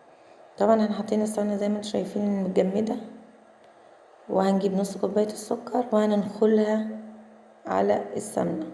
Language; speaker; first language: Arabic; native; Arabic